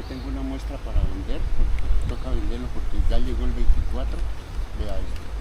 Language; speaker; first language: Spanish; native; Spanish